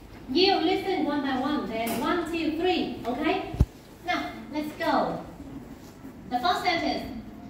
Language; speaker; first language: English; non-native, fluent; Vietnamese